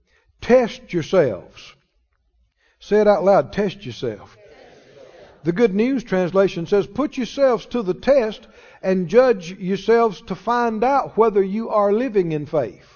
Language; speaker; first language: English; native; English